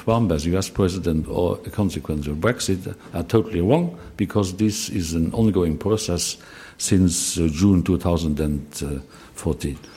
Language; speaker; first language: English; non-native, fluent; Luxembourgish